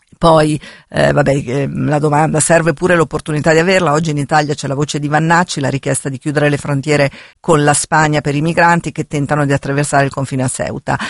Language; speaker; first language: Italian; native; Italian